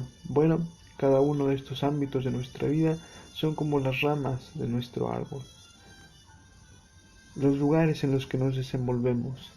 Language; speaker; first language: Spanish; native; Spanish